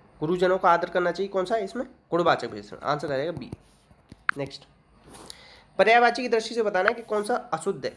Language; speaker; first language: Hindi; native; Hindi